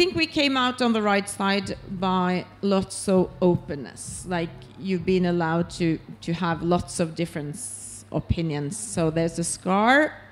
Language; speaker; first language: English; non-native, fluent; Norwegian